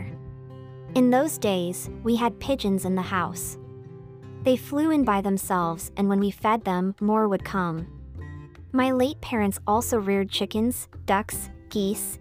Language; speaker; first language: English; non-native, local second language; Cantonese